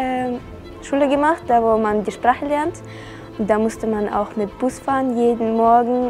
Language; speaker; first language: German; non-native, fluent; Russian